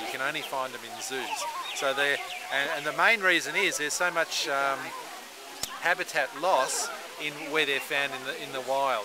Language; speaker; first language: English; native; English